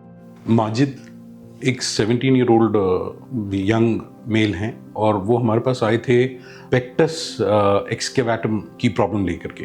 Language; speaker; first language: Hindi; native; Hindi